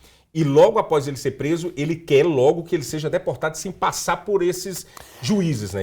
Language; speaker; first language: Portuguese; native; Portuguese